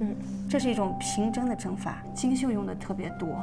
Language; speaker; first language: Chinese; native; Chinese